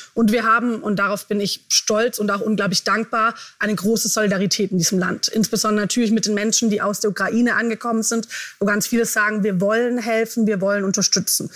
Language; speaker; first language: German; native; German